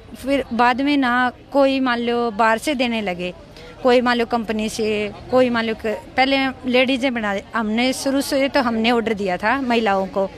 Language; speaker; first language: Hindi; native; Hindi